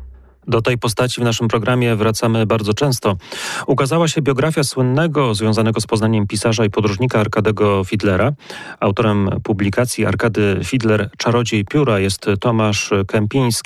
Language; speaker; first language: Polish; native; Polish